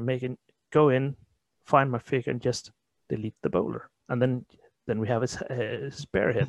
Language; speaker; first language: English; non-native, fluent; Danish